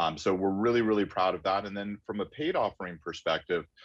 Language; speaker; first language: English; native; English